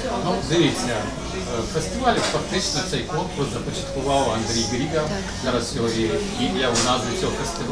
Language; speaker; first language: Ukrainian; native; Ukrainian